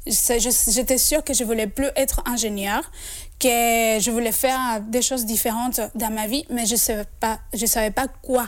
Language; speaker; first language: French; non-native, fluent; Spanish